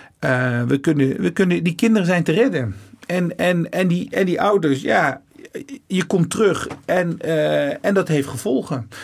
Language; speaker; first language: Dutch; early bilingual, other home language; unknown